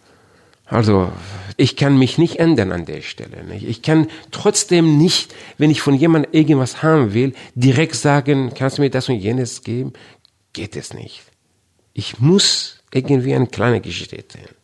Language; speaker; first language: German; non-native, fluent; Persian